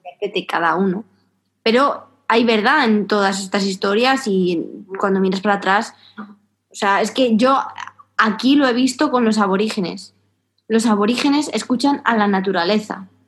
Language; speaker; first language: Spanish; native; Spanish